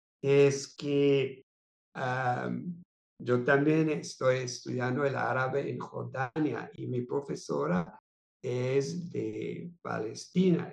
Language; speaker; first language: Spanish; non-native, fluent; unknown